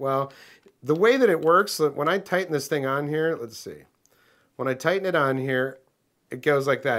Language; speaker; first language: English; native; English